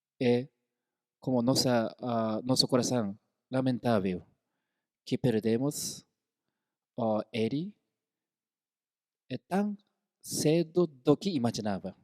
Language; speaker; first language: Portuguese; non-native, fluent; Korean